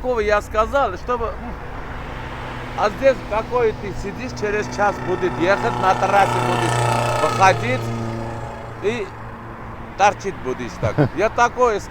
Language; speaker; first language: Russian; non-native, learner; Armenian